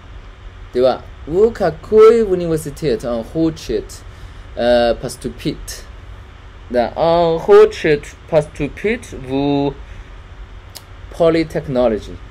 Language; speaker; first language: Russian; non-native, learner; Chinese